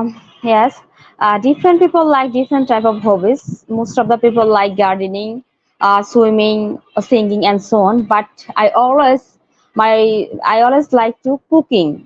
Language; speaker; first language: English; non-native, learner; Bangla